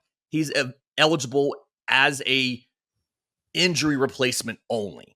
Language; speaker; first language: English; native; English